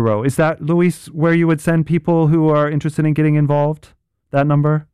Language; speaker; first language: English; native; English